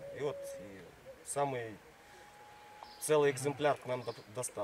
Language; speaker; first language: Russian; native; Russian